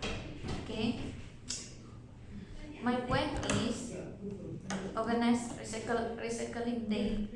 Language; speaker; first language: English; non-native, learner; Malay